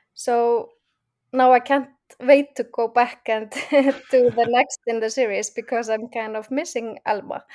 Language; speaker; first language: English; non-native, fluent; Icelandic